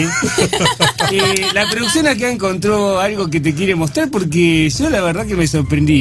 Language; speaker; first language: Spanish; native; Spanish